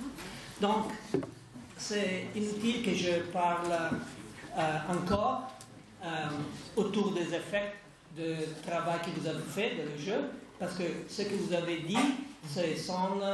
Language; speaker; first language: French; non-native, fluent; Italian